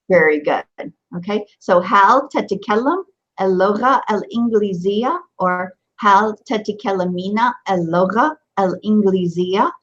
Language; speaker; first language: Arabic; non-native, fluent; English